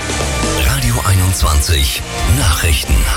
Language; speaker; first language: German; native; German